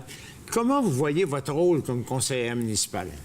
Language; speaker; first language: French; native; French